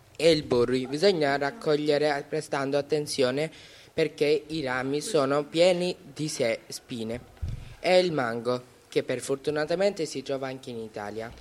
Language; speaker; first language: Italian; non-native, fluent; Bangla